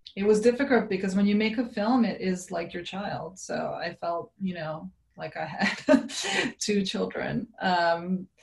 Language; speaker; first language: English; non-native, fluent; Serbian